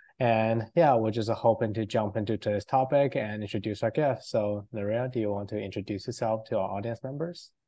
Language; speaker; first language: English; non-native, fluent; Chinese